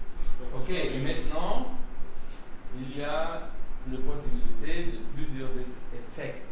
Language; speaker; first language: French; non-native, learner; German